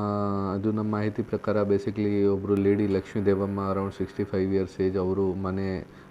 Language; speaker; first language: Kannada; non-native, local second language; Urdu